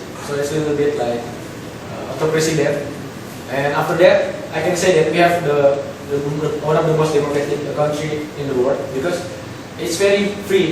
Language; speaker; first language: English; non-native, local second language; Indonesian